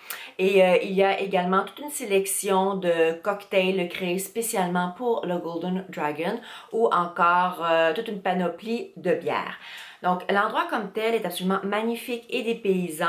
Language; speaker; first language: French; native; French